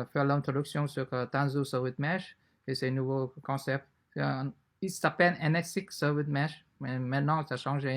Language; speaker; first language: French; non-native, fluent; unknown